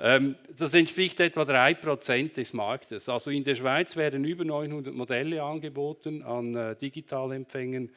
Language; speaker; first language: German; native; German